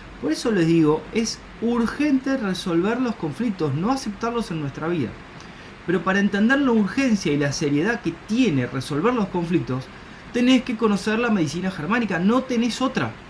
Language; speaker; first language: Spanish; native; Spanish